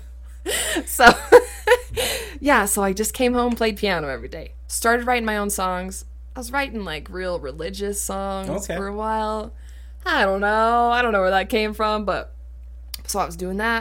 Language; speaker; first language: English; native; English